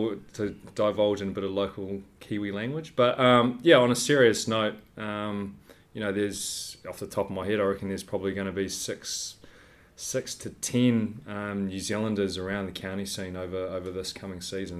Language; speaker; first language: English; native; English